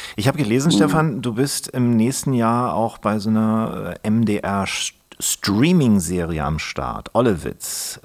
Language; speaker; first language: German; native; German